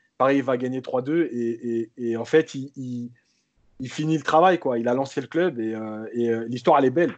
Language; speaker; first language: French; native; French